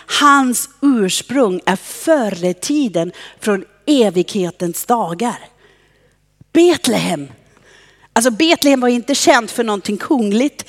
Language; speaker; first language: Swedish; non-native, fluent; German